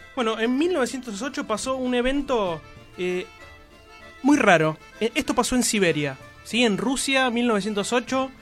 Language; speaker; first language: Spanish; native; Spanish